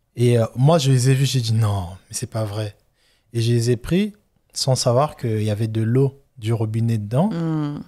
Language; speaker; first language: French; non-native, local second language; Lingala